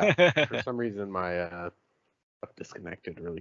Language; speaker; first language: English; native; English